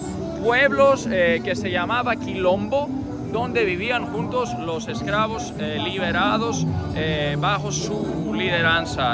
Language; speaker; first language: Spanish; non-native, fluent; Portuguese